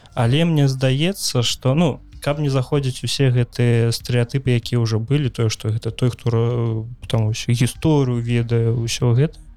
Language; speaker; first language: Belarusian; native; Belarusian